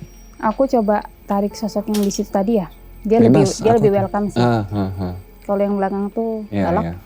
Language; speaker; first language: Indonesian; native; Indonesian